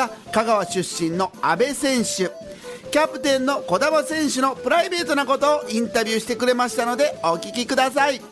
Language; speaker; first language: Japanese; native; Japanese